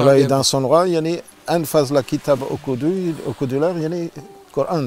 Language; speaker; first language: Turkish; non-native, learner; French